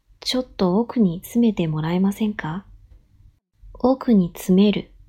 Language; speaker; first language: Japanese; non-native, fluent; Chinese